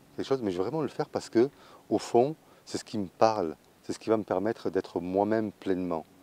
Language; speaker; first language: French; native; French